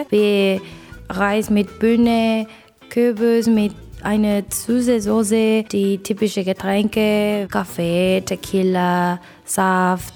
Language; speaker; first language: German; non-native, learner; Spanish